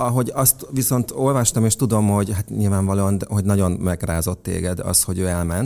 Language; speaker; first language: Hungarian; native; Hungarian